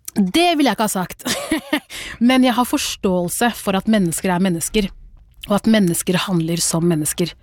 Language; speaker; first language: Norwegian; early bilingual, other home language; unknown